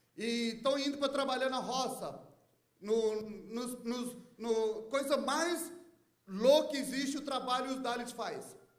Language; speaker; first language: Portuguese; non-native, fluent; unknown